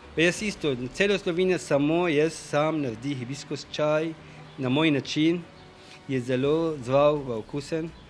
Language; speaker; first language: Slovenian; non-native, learner; Arabic